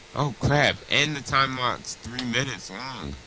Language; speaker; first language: English; native; English